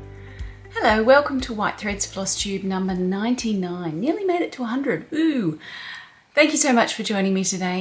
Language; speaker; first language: English; native; English